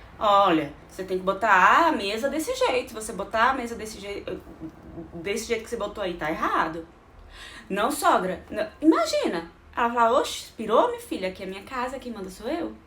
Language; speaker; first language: Portuguese; native; Portuguese